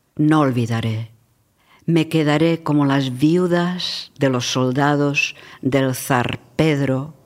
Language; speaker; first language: Spanish; non-native, fluent; Czech